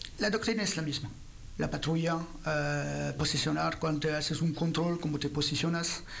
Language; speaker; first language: Spanish; non-native, learner; French